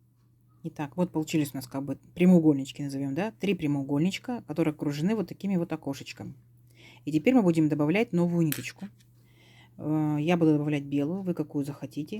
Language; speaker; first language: Russian; native; Russian